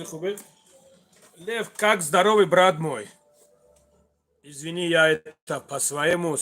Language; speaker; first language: Russian; non-native, learner; Tajik